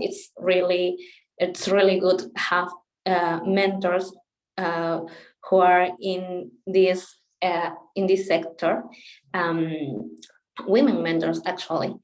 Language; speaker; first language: English; non-native, local second language; Spanish